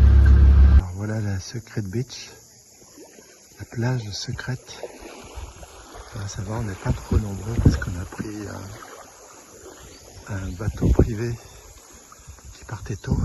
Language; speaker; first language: French; native; French